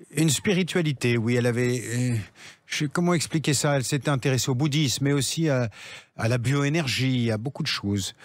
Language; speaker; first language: French; native; French